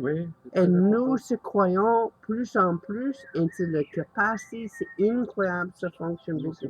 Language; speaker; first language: French; non-native, learner; English